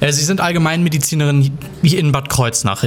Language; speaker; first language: German; native; German